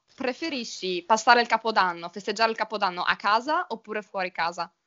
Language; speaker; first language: Italian; native; Italian